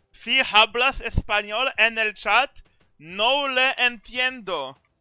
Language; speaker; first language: Spanish; non-native, learner; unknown